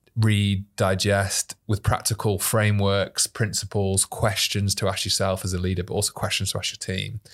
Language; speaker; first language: English; native; English